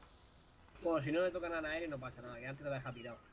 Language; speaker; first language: Spanish; native; Spanish